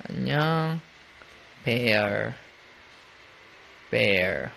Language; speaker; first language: English; non-native, learner; Korean